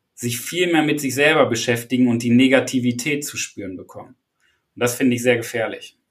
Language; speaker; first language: German; native; German